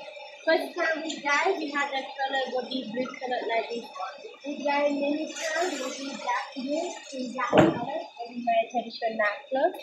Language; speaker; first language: English; non-native, learner; Hmong